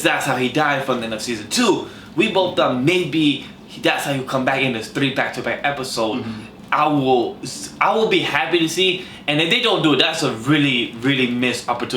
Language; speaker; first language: English; native; English